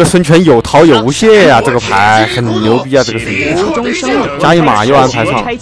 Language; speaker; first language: Chinese; native; Chinese